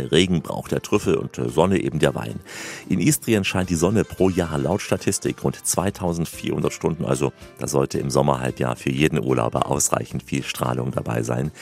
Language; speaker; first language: German; native; German